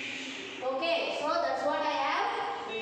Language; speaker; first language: English; non-native, local second language; Tamil